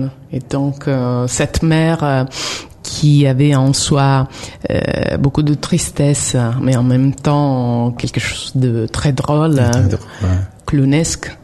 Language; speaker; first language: French; non-native, fluent; Italian